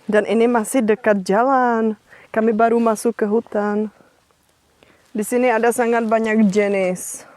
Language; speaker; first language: Indonesian; non-native, fluent; Czech